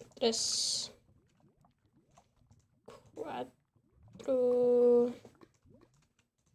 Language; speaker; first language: Spanish; non-native, learner; English